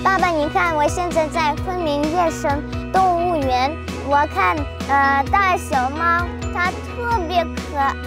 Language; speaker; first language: Chinese; non-native, learner; Russian